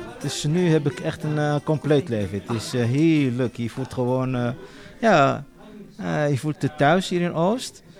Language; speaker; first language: Dutch; non-native, learner; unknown